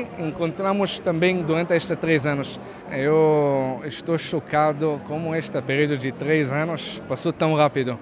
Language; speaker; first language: Portuguese; non-native, fluent; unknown